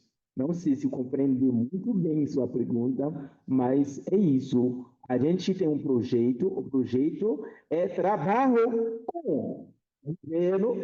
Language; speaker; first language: Portuguese; non-native, fluent; Haitian Creole